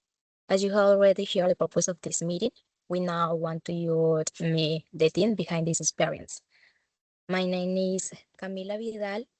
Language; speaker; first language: English; non-native, learner; Spanish